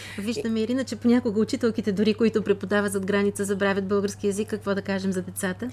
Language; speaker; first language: Bulgarian; native; Bulgarian